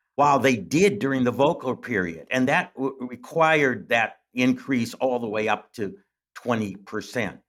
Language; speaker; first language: English; native; English